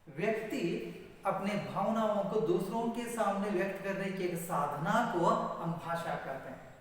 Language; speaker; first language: Hindi; non-native, local second language; Kannada